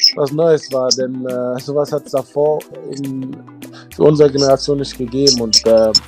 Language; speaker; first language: German; early bilingual, other home language; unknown